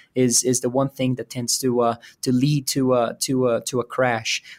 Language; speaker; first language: English; non-native, fluent; Portuguese